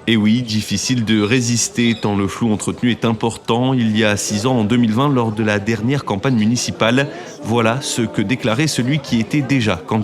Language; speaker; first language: French; native; French